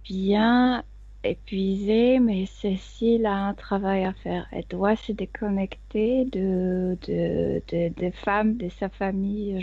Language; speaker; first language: French; non-native, fluent; Spanish